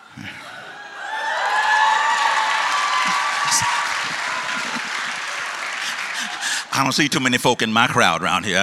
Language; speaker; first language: English; native; English